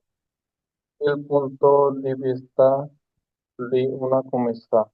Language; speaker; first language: Italian; non-native, learner; Hindi